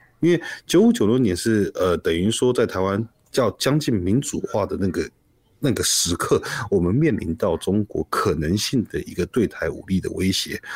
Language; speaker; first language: Chinese; native; Chinese